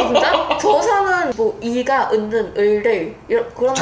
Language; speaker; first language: Korean; non-native, fluent; Vietnamese